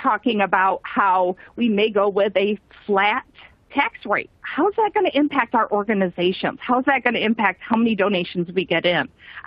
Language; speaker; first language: English; native; English